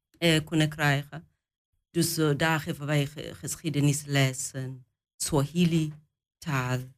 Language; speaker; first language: Dutch; non-native, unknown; Swahili